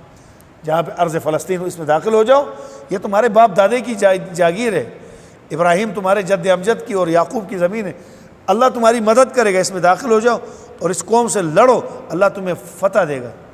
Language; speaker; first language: Urdu; native; Urdu